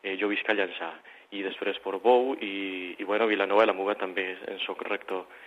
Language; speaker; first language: Catalan; non-native, fluent; Spanish